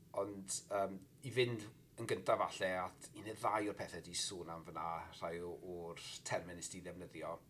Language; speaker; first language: Welsh; native; Welsh